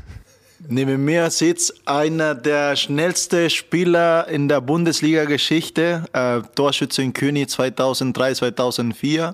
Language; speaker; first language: German; non-native, fluent; Spanish